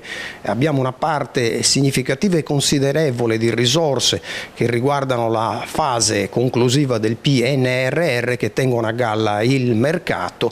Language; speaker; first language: Italian; native; Italian